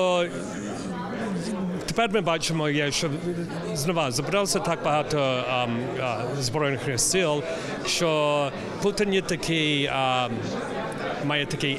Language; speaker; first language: Ukrainian; early bilingual, heritage; English